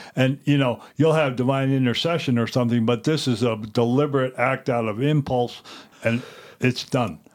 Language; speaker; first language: English; native; English